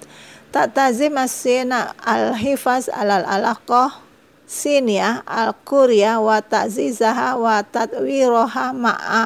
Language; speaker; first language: Arabic; non-native, fluent; Indonesian